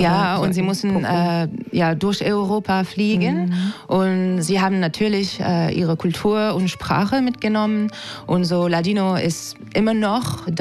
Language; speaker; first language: German; non-native, learner; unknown